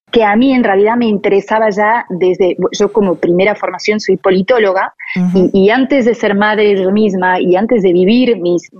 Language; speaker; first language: Spanish; non-native, fluent; French